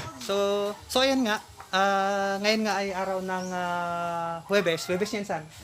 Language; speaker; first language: Filipino; non-native, local second language; Iloko